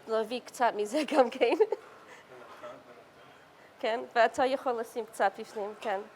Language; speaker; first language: Hebrew; non-native, fluent; English